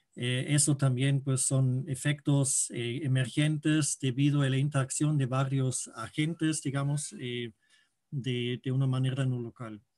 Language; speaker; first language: Spanish; non-native, fluent; German